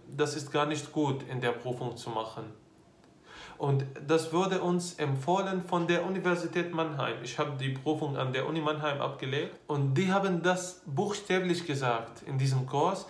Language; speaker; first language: German; non-native, fluent; Arabic